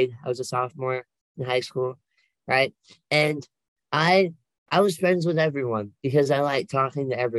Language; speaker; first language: English; native; English